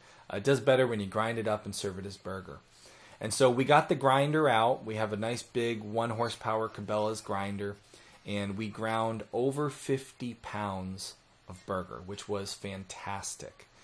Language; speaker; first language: English; native; English